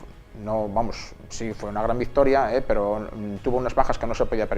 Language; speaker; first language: Spanish; native; Spanish